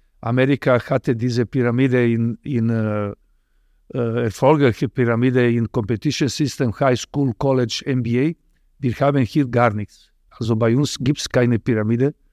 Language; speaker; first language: German; non-native, fluent; Serbian